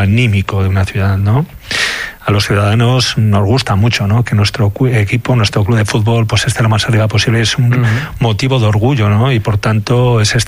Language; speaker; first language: Spanish; native; Spanish